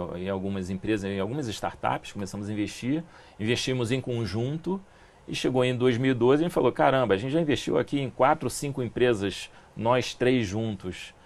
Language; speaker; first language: Portuguese; native; Portuguese